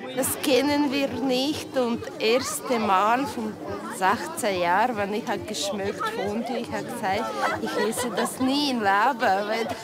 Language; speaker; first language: German; non-native, learner; Ukrainian